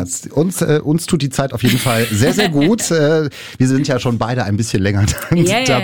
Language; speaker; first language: German; native; German